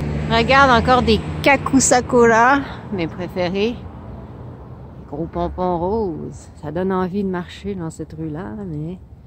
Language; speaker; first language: French; early bilingual, heritage; French